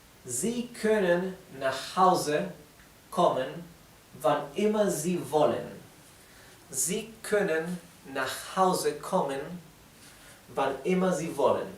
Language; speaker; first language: German; non-native, fluent; Spanish